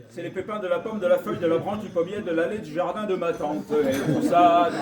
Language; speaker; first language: French; native; French